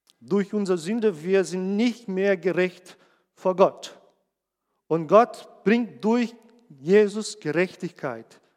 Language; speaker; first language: German; non-native, fluent; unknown